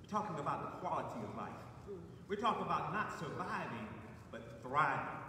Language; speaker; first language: English; native; English